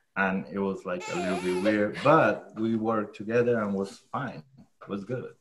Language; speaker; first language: English; non-native, fluent; Spanish